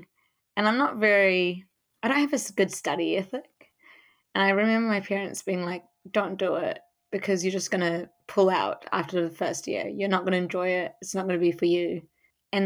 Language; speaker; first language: English; native; English